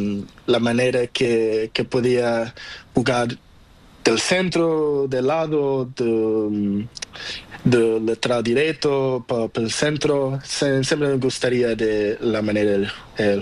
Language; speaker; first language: Spanish; non-native, learner; Portuguese